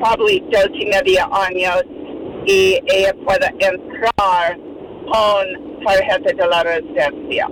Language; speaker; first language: Spanish; non-native, fluent; English